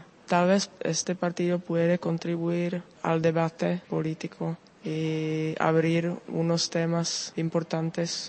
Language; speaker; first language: Spanish; non-native, fluent; Czech